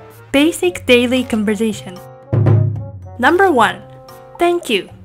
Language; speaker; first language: English; non-native, fluent; Japanese